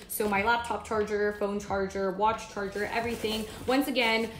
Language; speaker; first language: English; native; English